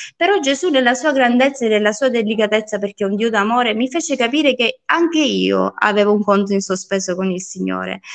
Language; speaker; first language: Italian; early bilingual, other home language; Polish